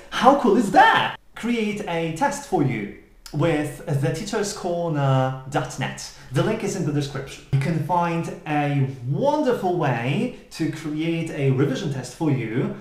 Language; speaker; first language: English; non-native, fluent; Polish